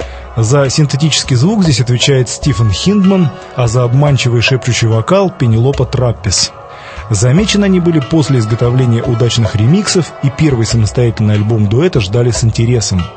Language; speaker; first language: Russian; native; Russian